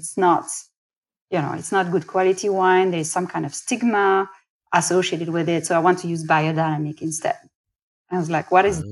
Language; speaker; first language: English; non-native, fluent; French